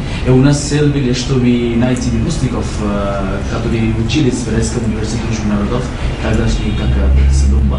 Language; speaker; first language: Russian; non-native, fluent; Bangla